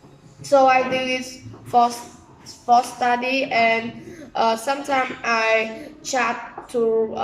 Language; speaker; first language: English; non-native, learner; Vietnamese